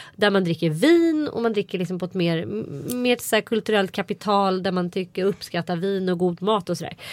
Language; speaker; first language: Swedish; native; Swedish